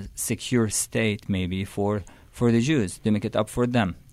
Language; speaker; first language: English; non-native, fluent; Arabic